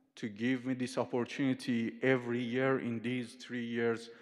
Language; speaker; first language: English; non-native, fluent; Persian